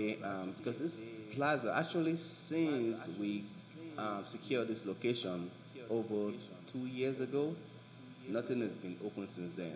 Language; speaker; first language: English; non-native, local second language; Yoruba